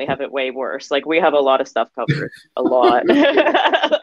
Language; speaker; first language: English; early bilingual, other home language; Russian